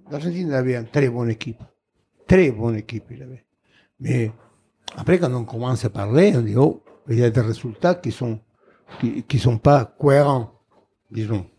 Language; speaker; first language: French; non-native, fluent; Spanish